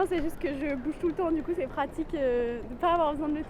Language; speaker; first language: French; native; French